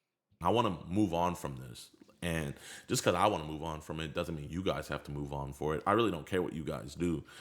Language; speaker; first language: English; native; English